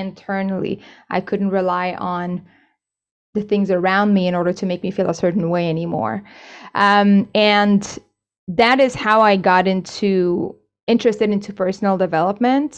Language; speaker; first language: English; native; English